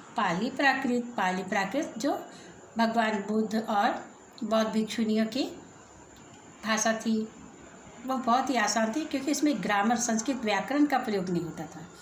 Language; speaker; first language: Hindi; native; Hindi